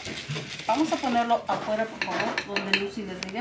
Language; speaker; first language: Spanish; native; Spanish